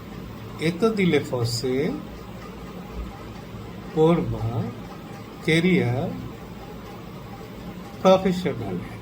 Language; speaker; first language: French; non-native, learner; Bangla